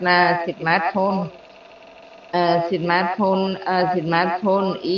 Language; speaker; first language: English; non-native, learner; Vietnamese